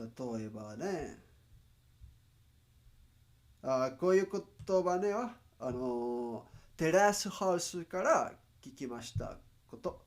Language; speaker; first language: Japanese; non-native, learner; Spanish